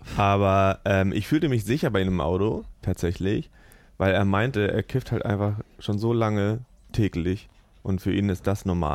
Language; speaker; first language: German; native; German